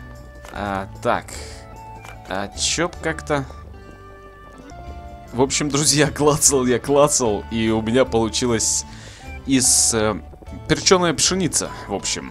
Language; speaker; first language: Russian; native; Russian